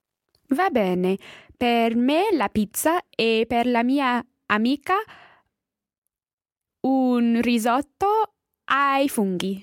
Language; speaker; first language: Italian; non-native, learner; English